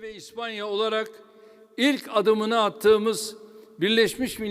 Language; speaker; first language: Turkish; native; Turkish